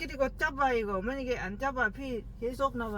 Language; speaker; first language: Korean; non-native, learner; Lao